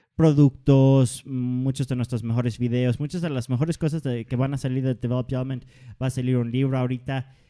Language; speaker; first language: Spanish; non-native, fluent; Danish